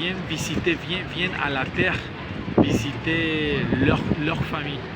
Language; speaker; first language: French; non-native, learner; Spanish